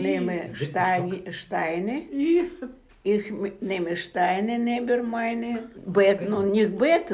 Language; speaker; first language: German; non-native, learner; Russian